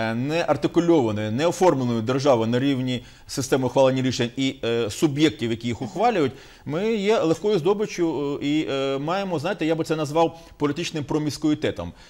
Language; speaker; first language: Ukrainian; native; Ukrainian